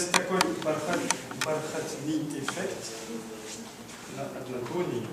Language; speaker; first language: Russian; non-native, learner; French